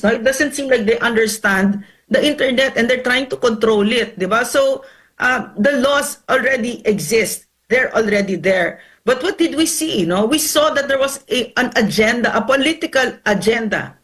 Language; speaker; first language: English; non-native, local second language; Filipino